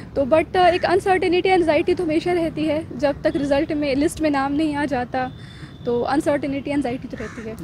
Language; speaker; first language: Hindi; native; Hindi